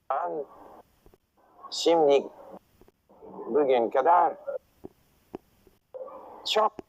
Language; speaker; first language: Turkish; non-native, learner; English